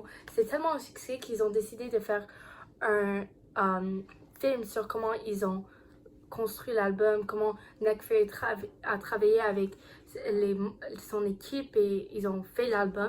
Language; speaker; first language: French; non-native, learner; English